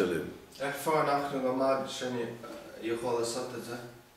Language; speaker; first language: Hebrew; non-native, learner; English